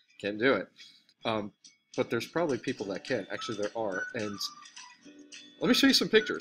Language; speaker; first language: English; native; English